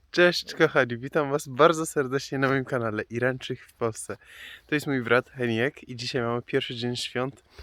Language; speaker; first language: Polish; non-native, fluent; Persian